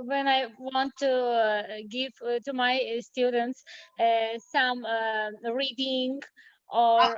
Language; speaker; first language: English; non-native, learner; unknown